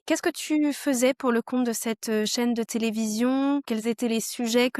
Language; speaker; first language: French; native; French